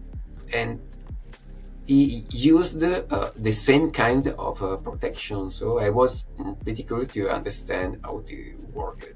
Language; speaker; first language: English; non-native, fluent; Italian